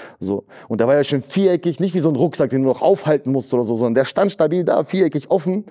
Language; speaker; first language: German; early bilingual, other home language; Russian